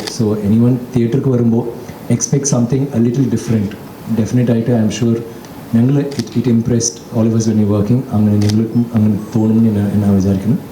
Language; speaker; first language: Malayalam; non-native, local second language; Tamil